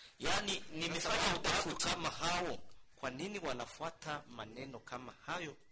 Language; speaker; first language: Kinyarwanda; native; Kinyarwanda